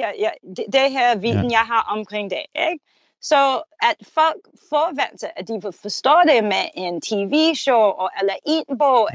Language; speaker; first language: Danish; non-native, fluent; English